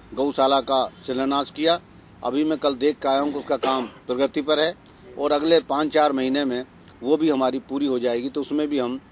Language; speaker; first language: Hindi; native; Hindi